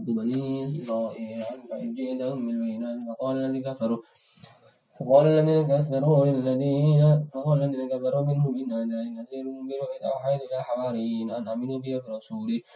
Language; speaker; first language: Arabic; non-native, learner; Indonesian